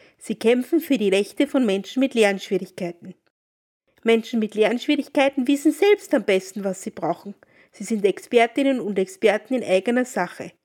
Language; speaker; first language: German; native; German